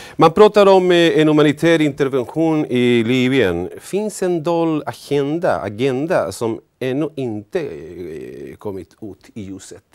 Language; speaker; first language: Swedish; non-native, learner; Spanish